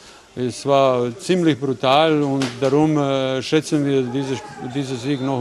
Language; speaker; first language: German; non-native, learner; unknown